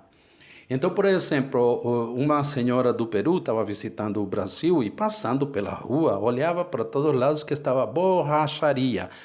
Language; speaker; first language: Portuguese; non-native, fluent; Spanish